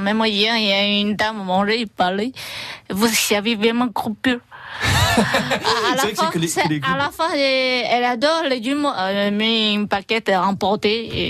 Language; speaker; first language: French; non-native, learner; Chinese